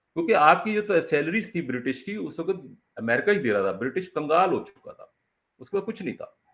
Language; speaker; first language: Urdu; non-native, local second language; Punjabi